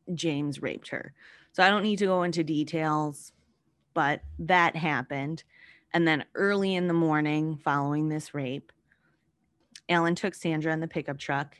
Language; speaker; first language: English; native; English